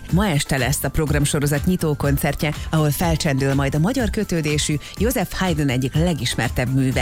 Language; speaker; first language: Hungarian; native; Hungarian